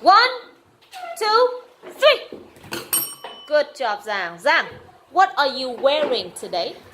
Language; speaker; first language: English; non-native, fluent; Vietnamese